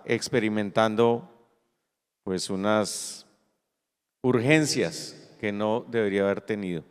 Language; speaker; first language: Spanish; native; Spanish